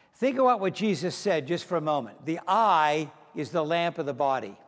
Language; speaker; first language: English; native; English